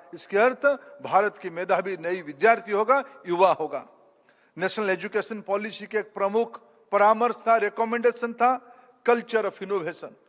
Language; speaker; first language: Hindi; non-native, local second language; Odia